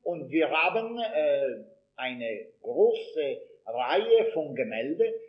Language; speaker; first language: German; non-native, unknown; Italian